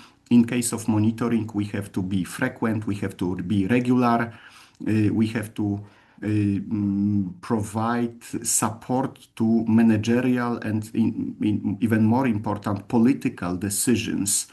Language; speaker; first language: English; non-native, fluent; Polish